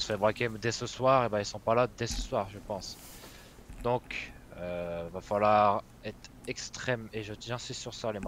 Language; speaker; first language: French; native; French